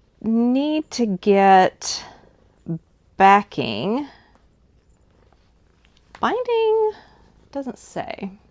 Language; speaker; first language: English; native; English